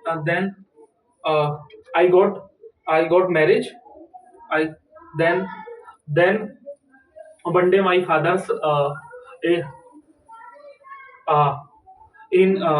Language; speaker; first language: English; non-native, learner; Hindi